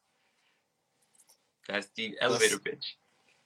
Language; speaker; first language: English; non-native, fluent; Italian